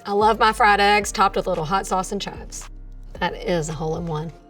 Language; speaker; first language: English; native; English